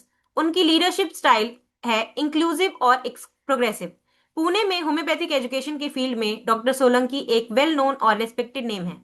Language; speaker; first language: Hindi; native; Hindi